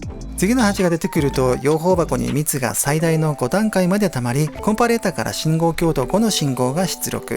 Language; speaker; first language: Japanese; native; Japanese